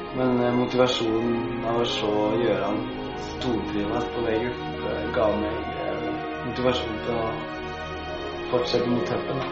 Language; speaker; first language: Norwegian; native; Norwegian